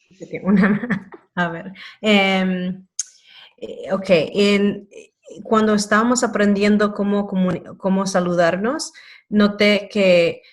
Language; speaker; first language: Spanish; non-native, learner; English